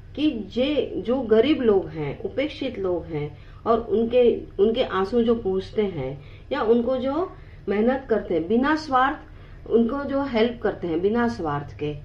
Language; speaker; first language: Hindi; non-native, local second language; Marathi